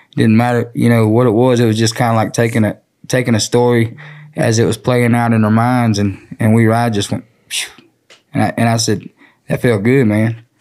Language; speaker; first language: English; native; English